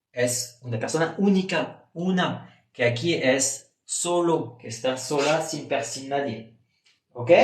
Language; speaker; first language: Spanish; non-native, fluent; French